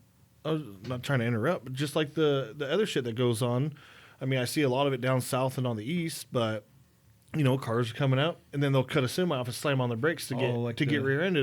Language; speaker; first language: English; native; English